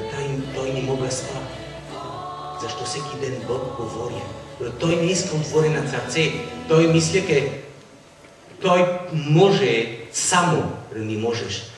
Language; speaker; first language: Bulgarian; non-native, learner; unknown